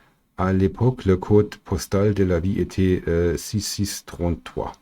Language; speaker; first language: French; non-native, fluent; German